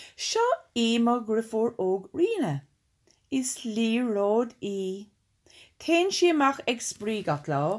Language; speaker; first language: Irish; non-native, local second language; English